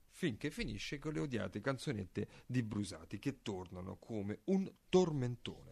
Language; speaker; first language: Italian; native; Italian